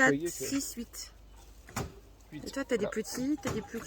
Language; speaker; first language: French; native; French